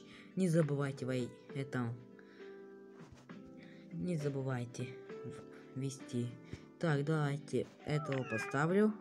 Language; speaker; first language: Russian; native; Russian